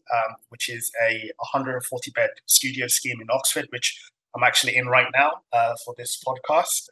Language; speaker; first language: English; non-native, fluent; Somali